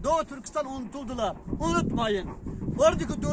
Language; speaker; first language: Turkish; non-native, learner; Uyghur